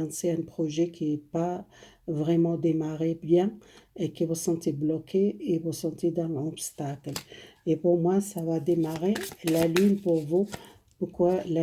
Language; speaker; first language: French; non-native, fluent; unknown